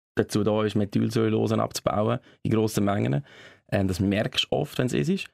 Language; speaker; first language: German; native; German